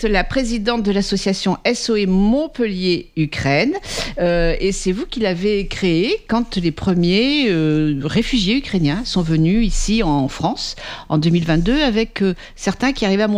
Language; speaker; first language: French; native; French